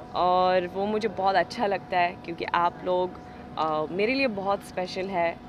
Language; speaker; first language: Hindi; non-native, fluent; Swedish